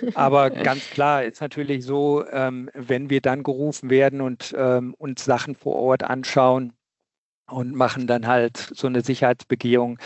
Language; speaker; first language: German; native; German